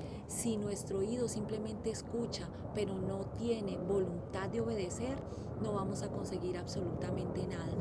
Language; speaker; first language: Spanish; native; Spanish